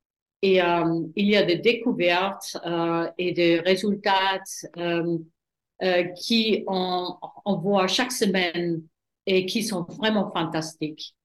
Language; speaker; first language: French; non-native, fluent; German